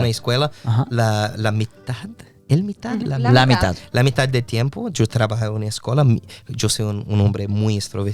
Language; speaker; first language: Spanish; non-native, fluent; English